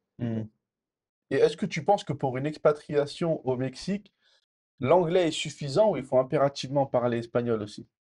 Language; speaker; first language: French; native; French